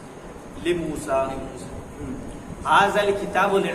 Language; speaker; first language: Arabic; non-native, fluent; Urdu